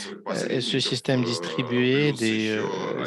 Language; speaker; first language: French; non-native, fluent; Russian